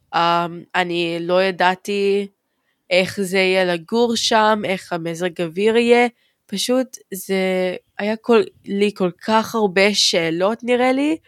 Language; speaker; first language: Hebrew; early bilingual, other home language; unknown